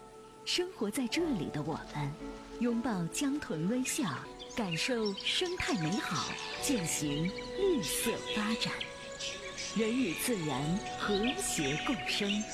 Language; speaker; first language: Chinese; native; Chinese